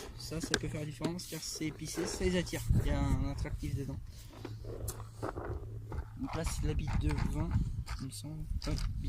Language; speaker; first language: French; native; French